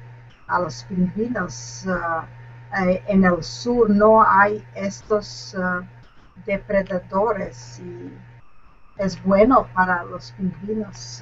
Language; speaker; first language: Spanish; non-native, learner; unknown